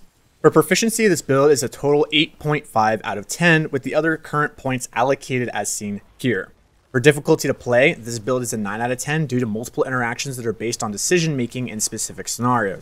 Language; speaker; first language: English; native; English